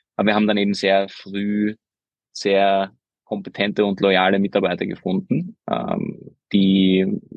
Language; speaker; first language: German; early bilingual, other home language; Hungarian